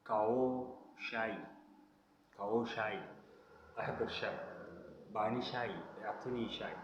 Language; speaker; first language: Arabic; non-native, local second language; Hausa